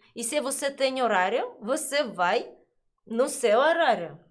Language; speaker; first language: Portuguese; non-native, learner; Russian